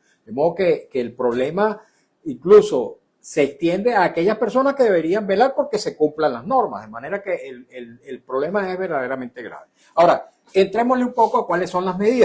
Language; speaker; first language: Spanish; native; Spanish